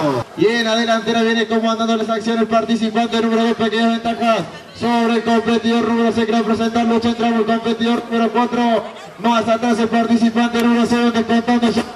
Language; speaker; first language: Spanish; native; Spanish